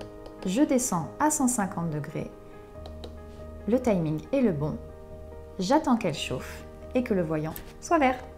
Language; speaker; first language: French; native; French